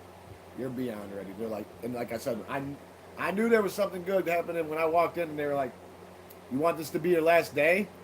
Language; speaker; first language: English; native; English